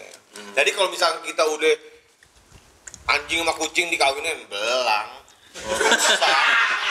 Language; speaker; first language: Indonesian; native; Indonesian